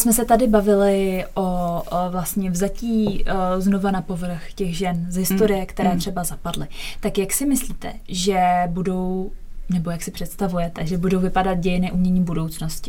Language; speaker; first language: Czech; native; Czech